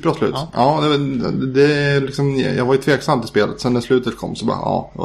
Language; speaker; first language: Swedish; native; Swedish